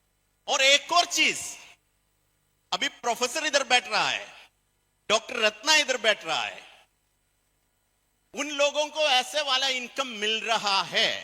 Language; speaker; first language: Hindi; non-native, fluent; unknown